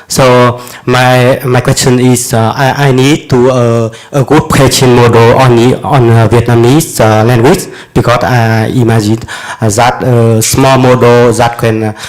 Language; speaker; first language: English; non-native, learner; Vietnamese